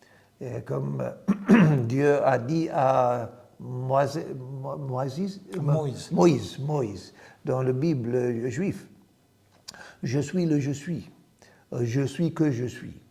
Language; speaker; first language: French; non-native, fluent; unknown